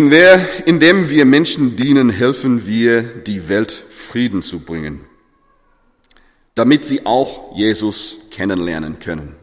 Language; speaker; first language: German; non-native, fluent; English